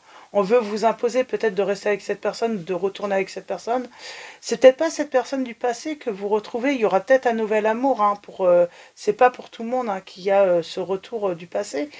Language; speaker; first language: French; native; French